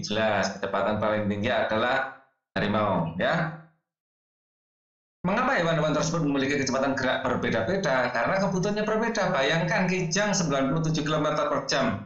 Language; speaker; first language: Indonesian; native; Indonesian